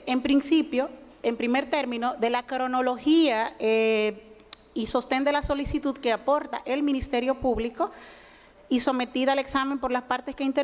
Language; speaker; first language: Spanish; native; Spanish